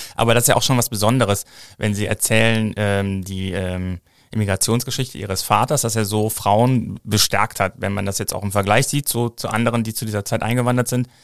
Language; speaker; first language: German; native; German